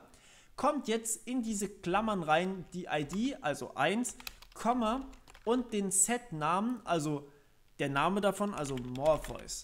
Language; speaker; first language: German; native; German